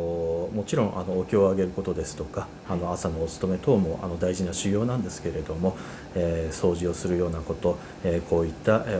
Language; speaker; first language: Japanese; native; Japanese